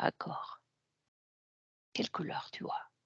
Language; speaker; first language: French; native; French